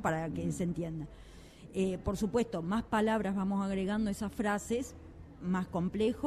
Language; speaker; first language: Spanish; native; Spanish